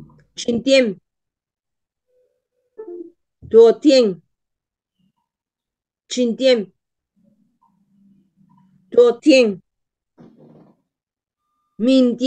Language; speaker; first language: Chinese; non-native, learner; Spanish